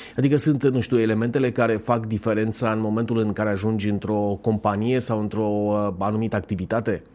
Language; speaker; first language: Romanian; native; Romanian